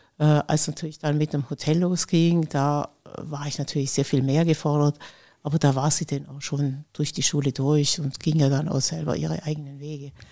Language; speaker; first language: German; native; German